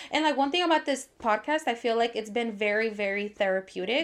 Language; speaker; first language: English; early bilingual, other home language; Spanish